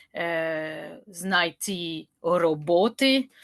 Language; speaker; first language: Ukrainian; non-native, learner; French